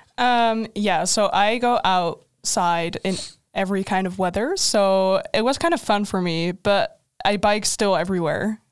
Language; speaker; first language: English; non-native, fluent; Dutch